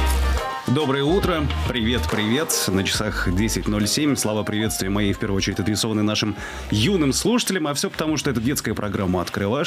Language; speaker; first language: Russian; native; Russian